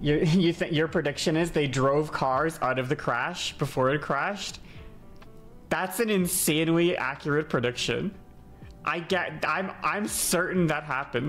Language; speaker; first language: English; native; English